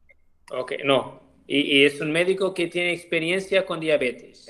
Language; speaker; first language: Spanish; non-native, learner; Portuguese